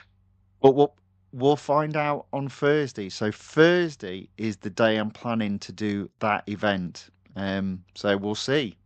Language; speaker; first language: English; native; English